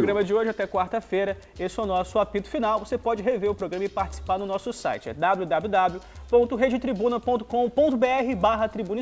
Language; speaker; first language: Portuguese; native; Portuguese